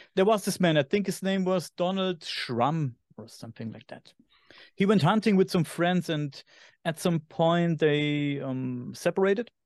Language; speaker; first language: English; non-native, fluent; German